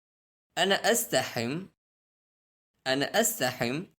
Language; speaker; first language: Arabic; non-native, fluent; Urdu